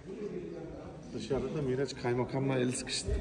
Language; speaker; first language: Turkish; native; Turkish